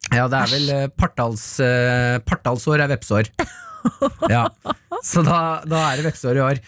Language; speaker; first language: Norwegian; native; Norwegian